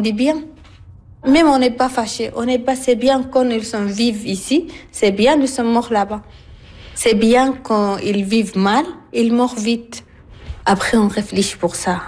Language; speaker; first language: French; non-native, learner; Arabic